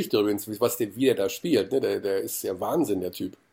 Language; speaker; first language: German; native; German